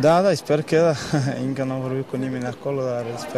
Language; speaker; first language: Romanian; non-native, learner; Portuguese